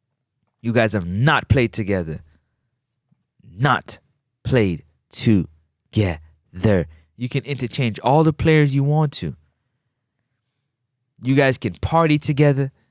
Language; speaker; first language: English; native; English